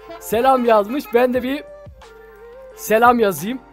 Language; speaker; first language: Turkish; native; Turkish